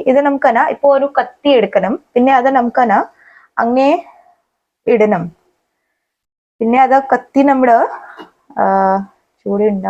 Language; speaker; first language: Malayalam; non-native, learner; Hindi